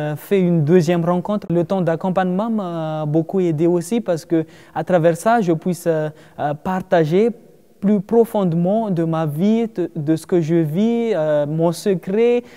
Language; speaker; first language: French; non-native, local second language; Malagasy